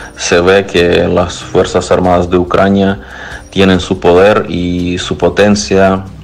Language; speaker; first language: Spanish; non-native, fluent; Ukrainian